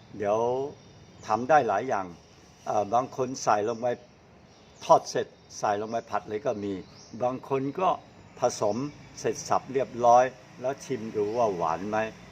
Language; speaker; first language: Thai; non-native, fluent; Chinese